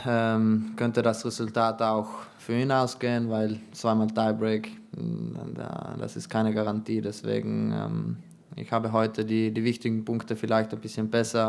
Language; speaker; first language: German; non-native, fluent; Italian